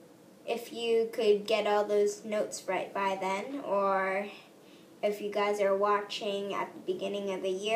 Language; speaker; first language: English; native; English